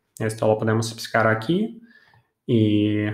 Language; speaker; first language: Spanish; non-native, fluent; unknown